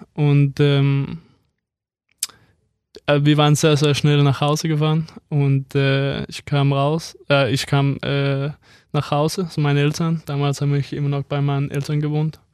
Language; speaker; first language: German; non-native, fluent; Danish